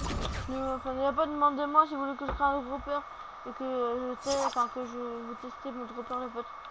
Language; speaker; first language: French; native; French